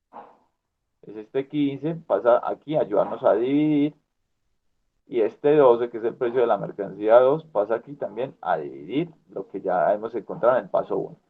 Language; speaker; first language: Spanish; native; Spanish